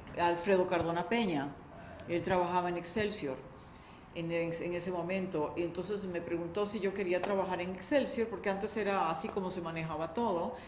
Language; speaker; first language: Spanish; native; Spanish